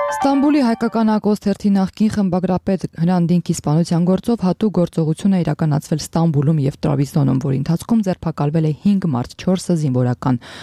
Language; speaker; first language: Armenian; native; Armenian